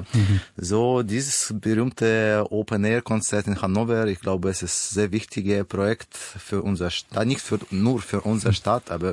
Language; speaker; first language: German; non-native, learner; Russian